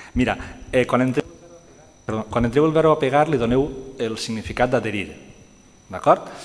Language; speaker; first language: Catalan; native; Catalan